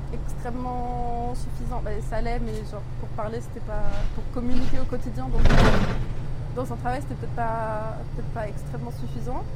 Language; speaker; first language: French; native; French